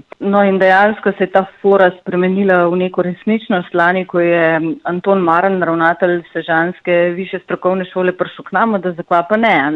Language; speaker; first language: Slovenian; native; Slovenian